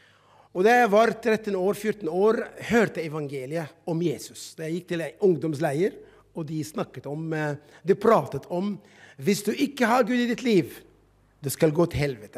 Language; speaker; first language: Norwegian; non-native, fluent; Arabic